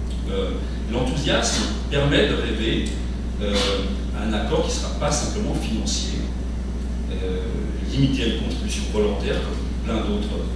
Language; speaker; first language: French; native; French